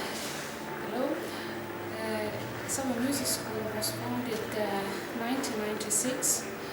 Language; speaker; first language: English; non-native, learner; Estonian